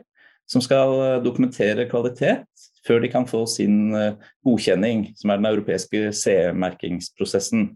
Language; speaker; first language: Norwegian; native; Norwegian